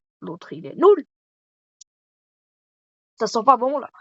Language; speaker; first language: French; native; French